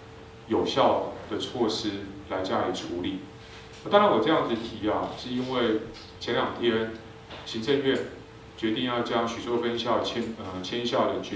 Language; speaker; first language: Chinese; native; Chinese